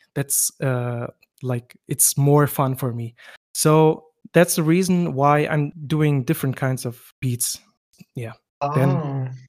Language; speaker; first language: English; non-native, fluent; German